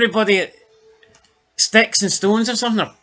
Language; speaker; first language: English; native; English